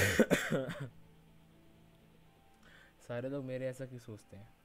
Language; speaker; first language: Hindi; native; Hindi